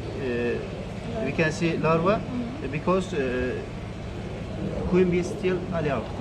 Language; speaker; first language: English; non-native, learner; Turkish